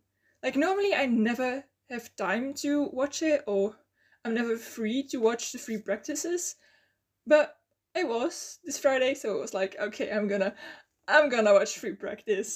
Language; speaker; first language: English; non-native, fluent; Dutch